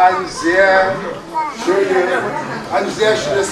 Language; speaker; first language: German; non-native, fluent; French